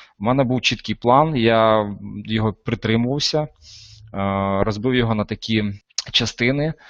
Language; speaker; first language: Ukrainian; non-native, local second language; Russian